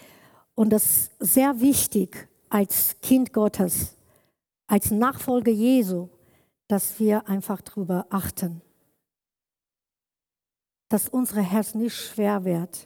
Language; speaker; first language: German; non-native, learner; Kurdish